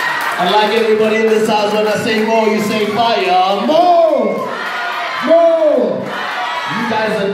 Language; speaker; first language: English; non-native, local second language; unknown